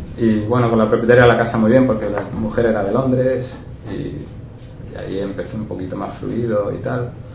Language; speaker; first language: Spanish; native; Spanish